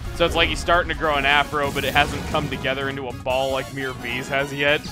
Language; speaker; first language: English; native; English